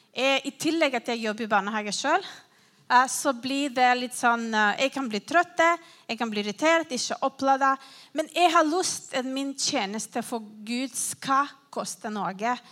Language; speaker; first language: Norwegian; non-native, fluent; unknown